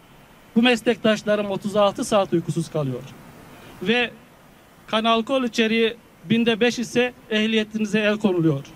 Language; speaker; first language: Turkish; native; Turkish